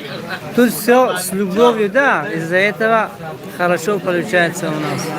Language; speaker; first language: Russian; non-native, learner; Tajik